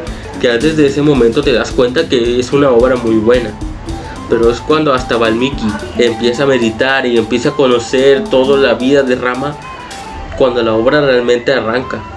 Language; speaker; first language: Spanish; native; Spanish